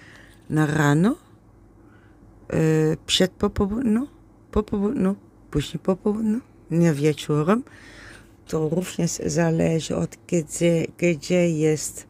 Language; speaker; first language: Polish; non-native, learner; Dutch